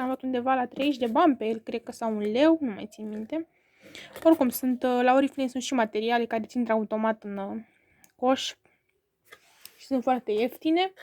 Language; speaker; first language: Romanian; native; Romanian